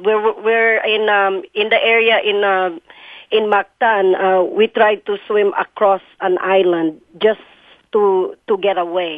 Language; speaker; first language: English; non-native, local second language; Cebuano